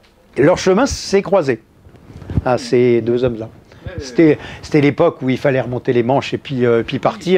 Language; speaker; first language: French; native; French